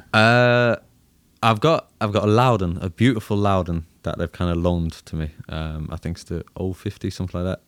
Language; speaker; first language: English; native; English